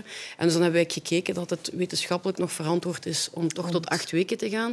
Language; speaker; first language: Dutch; native; Dutch